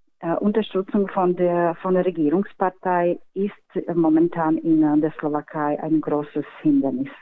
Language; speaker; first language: German; non-native, fluent; Slovak